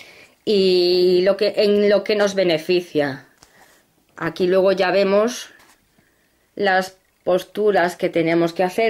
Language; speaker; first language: Spanish; native; Spanish